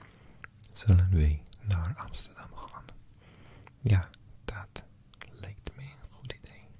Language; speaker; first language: Dutch; non-native, learner; English